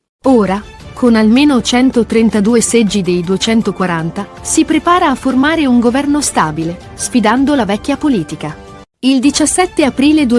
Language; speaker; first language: Italian; native; Italian